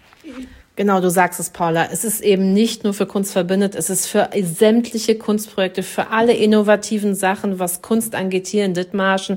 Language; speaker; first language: German; native; German